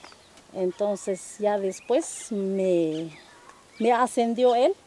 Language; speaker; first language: Spanish; non-native, local second language; Kaqchikel